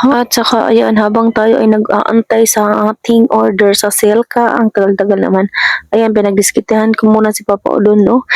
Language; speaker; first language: Filipino; native; Filipino